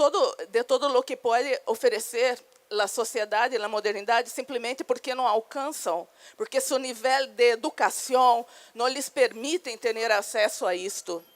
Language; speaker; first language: Portuguese; non-native, fluent; Spanish